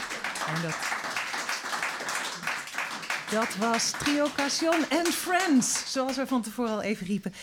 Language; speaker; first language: Dutch; native; Dutch